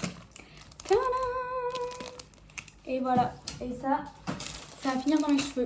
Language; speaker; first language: French; native; French